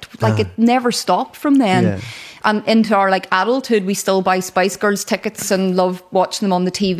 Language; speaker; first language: English; native; English